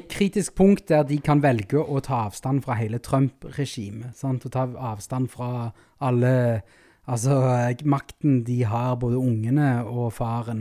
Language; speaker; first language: Norwegian; native; Norwegian